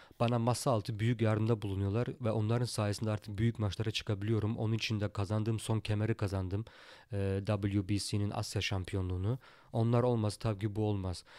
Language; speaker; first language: Turkish; early bilingual, heritage; Turkish